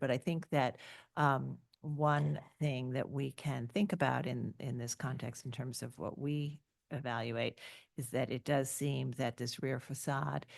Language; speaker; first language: English; native; English